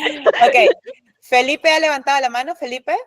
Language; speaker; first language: Spanish; native; Spanish